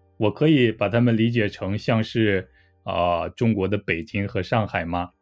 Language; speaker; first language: Chinese; native; Chinese